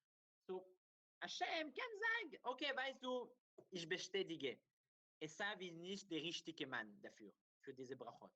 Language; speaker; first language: German; non-native, learner; Hebrew